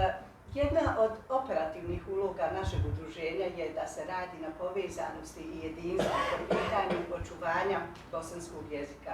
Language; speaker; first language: Bosnian; native; Bosnian